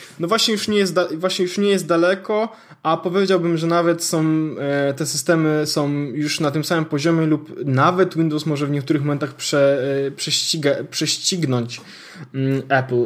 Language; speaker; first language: Polish; native; Polish